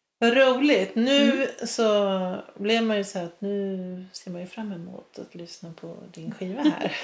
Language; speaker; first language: Swedish; native; Swedish